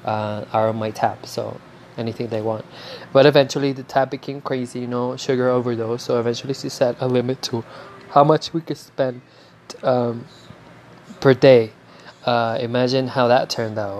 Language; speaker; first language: English; non-native, fluent; Spanish